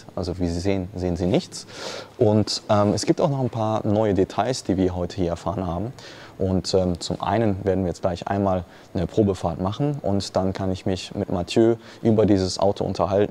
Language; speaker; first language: German; native; German